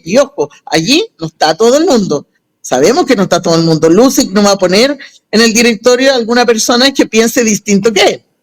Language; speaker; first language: Spanish; native; Spanish